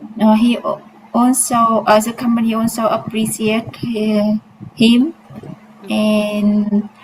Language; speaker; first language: English; non-native, learner; Vietnamese